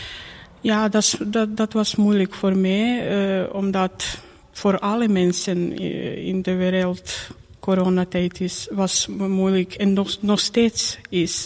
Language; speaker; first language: Dutch; non-native, learner; Croatian